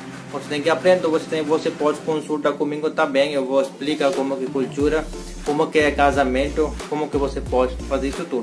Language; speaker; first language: Portuguese; non-native, learner; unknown